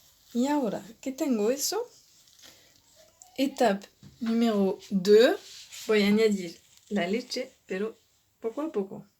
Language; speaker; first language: Spanish; non-native, fluent; French